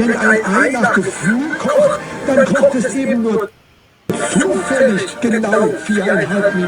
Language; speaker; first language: German; non-native, fluent; English